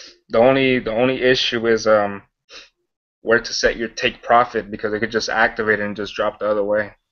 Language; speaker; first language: English; early bilingual, other home language; Spanish